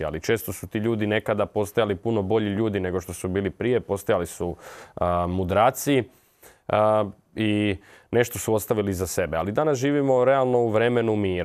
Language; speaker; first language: Serbian; native; Serbian